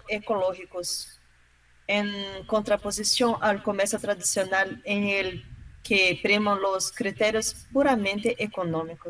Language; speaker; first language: Spanish; non-native, learner; Portuguese